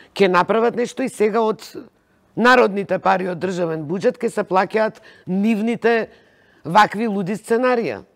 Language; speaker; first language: Macedonian; native; Macedonian